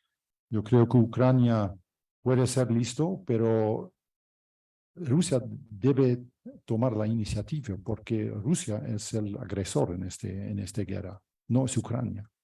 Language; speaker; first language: Spanish; non-native, fluent; Dutch